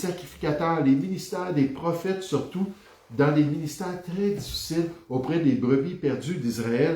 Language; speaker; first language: French; native; French